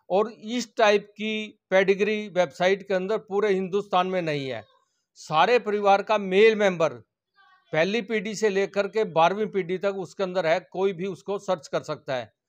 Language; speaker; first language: Hindi; native; Hindi